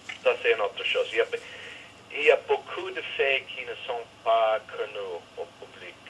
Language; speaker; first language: French; non-native, fluent; English